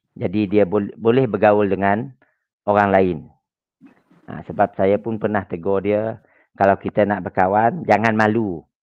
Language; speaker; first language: Malay; native; Malay